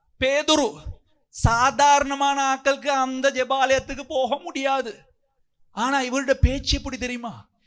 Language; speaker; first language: Tamil; non-native, local second language; Sinhala